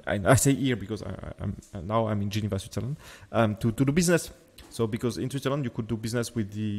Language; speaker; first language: English; non-native, fluent; French